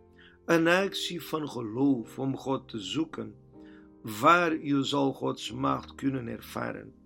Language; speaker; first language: Dutch; non-native, learner; Portuguese